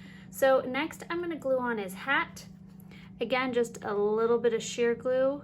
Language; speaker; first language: English; native; English